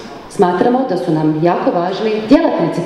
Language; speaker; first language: Croatian; native; Croatian